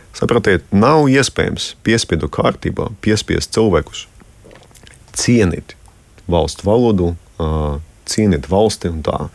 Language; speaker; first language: Latvian; non-native, local second language; Russian